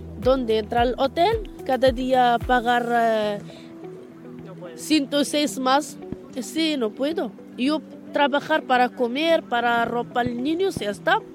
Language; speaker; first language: Spanish; non-native, learner; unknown